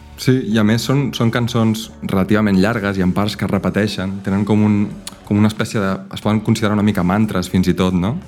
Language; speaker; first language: Catalan; native; Catalan